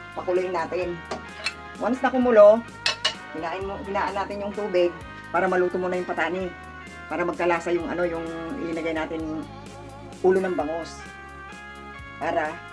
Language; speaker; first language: Filipino; non-native, local second language; Iloko